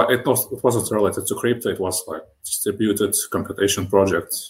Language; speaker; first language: English; non-native, fluent; Russian